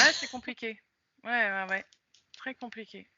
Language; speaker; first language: French; native; French